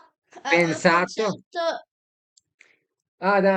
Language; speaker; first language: Italian; non-native, fluent; Serbian